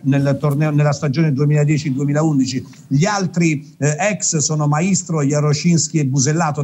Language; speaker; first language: Italian; native; Italian